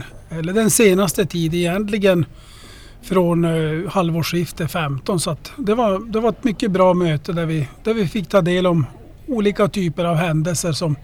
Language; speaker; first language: Swedish; native; Swedish